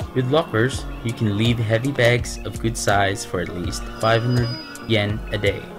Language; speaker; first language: English; non-native, local second language; Filipino